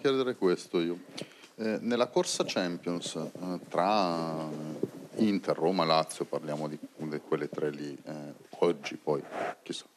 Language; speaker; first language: Italian; native; Italian